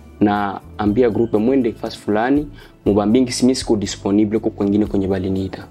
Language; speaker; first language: Swahili; native; Swahili